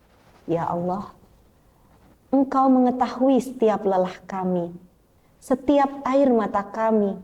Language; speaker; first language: Indonesian; native; Indonesian